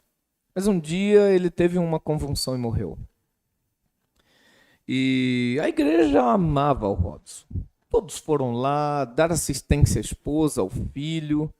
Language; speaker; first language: Portuguese; native; Portuguese